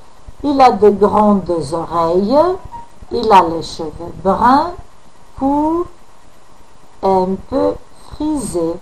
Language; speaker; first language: French; non-native, fluent; Macedonian